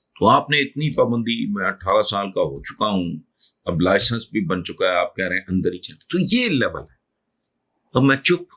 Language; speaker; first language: Urdu; non-native, local second language; Punjabi